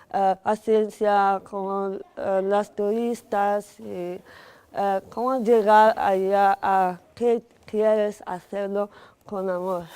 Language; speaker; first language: Spanish; non-native, fluent; Arabic